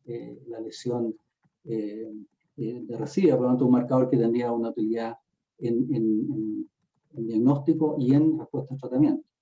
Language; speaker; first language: Spanish; native; Spanish